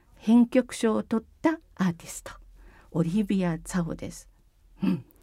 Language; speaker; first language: Japanese; native; Japanese